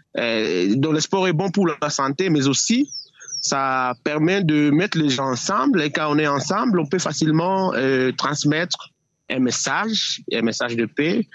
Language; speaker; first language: French; non-native, local second language; Nande